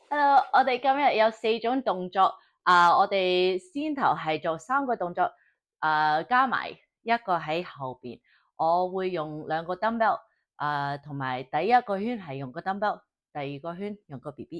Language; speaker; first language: Cantonese; early bilingual, heritage; Cantonese